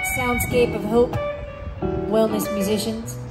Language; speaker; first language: English; native; English